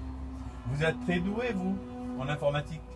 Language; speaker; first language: French; native; French